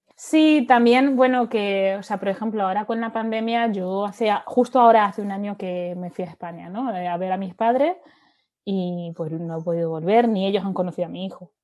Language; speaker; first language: Spanish; native; Spanish